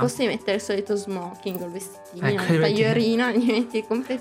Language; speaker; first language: Italian; native; Italian